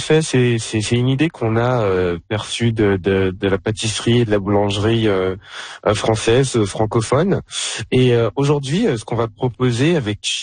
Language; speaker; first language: French; native; French